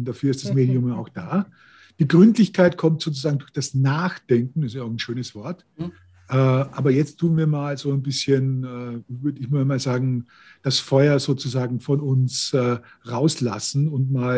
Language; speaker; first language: German; native; German